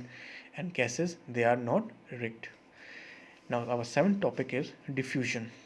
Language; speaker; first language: English; non-native, local second language; Hindi